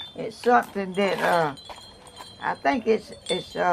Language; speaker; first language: English; native; English